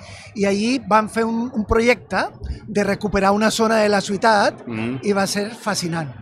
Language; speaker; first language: Catalan; non-native, fluent; Spanish